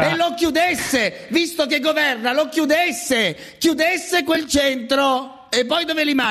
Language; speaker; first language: Italian; native; Italian